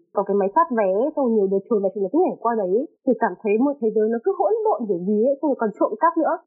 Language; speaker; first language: Vietnamese; native; Vietnamese